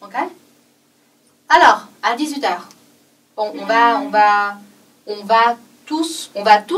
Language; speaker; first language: French; non-native, fluent; Chinese